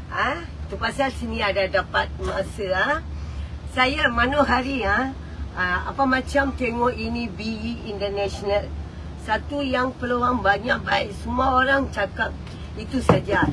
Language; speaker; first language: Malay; non-native, local second language; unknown